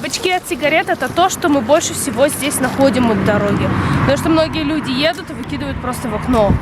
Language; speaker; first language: Russian; early bilingual, heritage; Russian